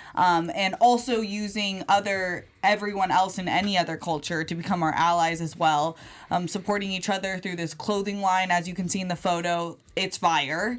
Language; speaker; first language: English; native; English